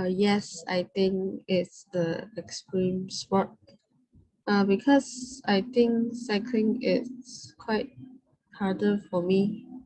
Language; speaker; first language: English; non-native, learner; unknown